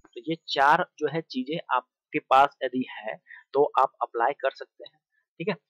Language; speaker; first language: Hindi; native; Hindi